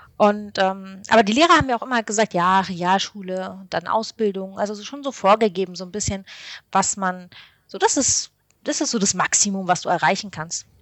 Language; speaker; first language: German; early bilingual, other home language; Arabic